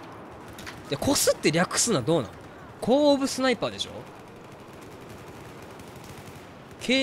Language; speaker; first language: Japanese; native; Japanese